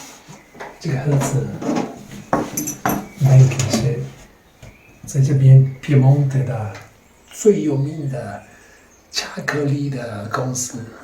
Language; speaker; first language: Chinese; non-native, fluent; Italian